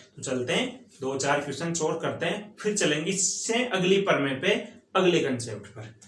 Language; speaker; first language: Hindi; native; Hindi